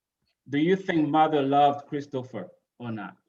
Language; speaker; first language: English; native; English